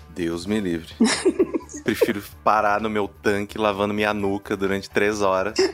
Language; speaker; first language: Portuguese; native; Portuguese